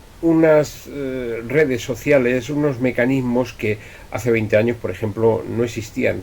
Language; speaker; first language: Spanish; native; Spanish